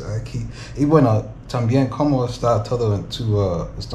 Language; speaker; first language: Spanish; non-native, learner; English